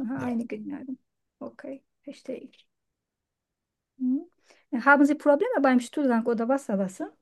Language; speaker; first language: German; non-native, learner; Turkish